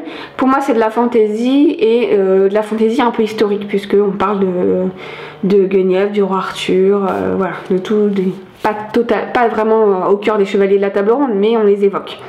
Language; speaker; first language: French; native; French